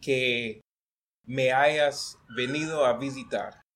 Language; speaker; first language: Spanish; non-native, learner; English